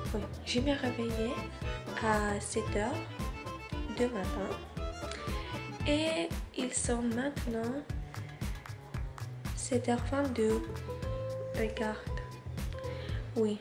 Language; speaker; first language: French; non-native, learner; Spanish